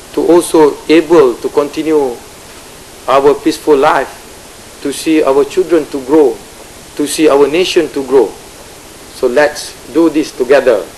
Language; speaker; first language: English; non-native, local second language; Malay